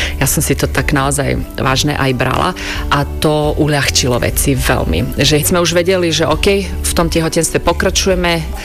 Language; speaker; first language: Slovak; non-native, fluent; Croatian